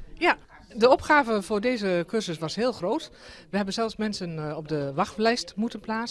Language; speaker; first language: Dutch; native; Dutch